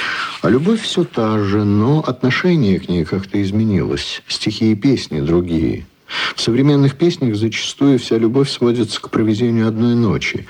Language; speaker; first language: Russian; native; Russian